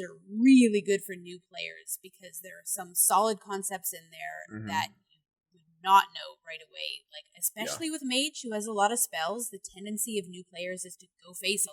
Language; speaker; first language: English; native; English